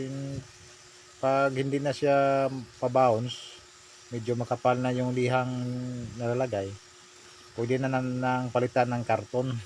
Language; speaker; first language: Filipino; non-native, local second language; Cebuano